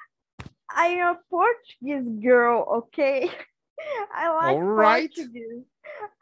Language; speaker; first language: English; non-native, learner; Portuguese